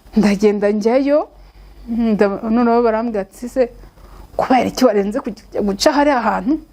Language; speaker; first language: Kinyarwanda; native; Kinyarwanda